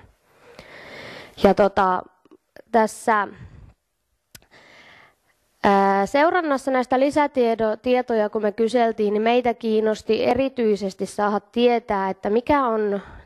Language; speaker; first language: Finnish; native; Finnish